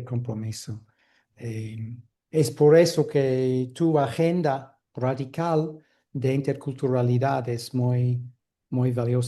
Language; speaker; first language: Spanish; non-native, fluent; English